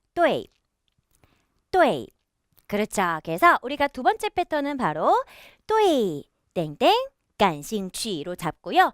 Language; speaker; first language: Korean; native; Korean